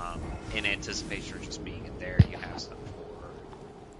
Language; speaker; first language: English; native; English